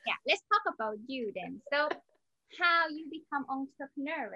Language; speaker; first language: English; non-native, learner; Thai